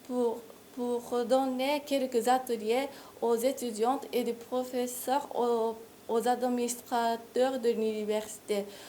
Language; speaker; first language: French; non-native, fluent; Japanese